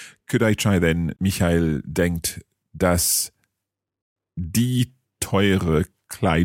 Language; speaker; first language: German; non-native, learner; English